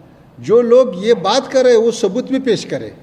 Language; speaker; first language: Hindi; non-native, fluent; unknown